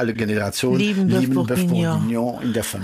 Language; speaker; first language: German; early bilingual, heritage; French